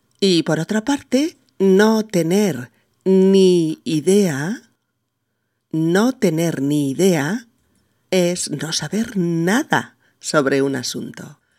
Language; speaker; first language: Spanish; native; Spanish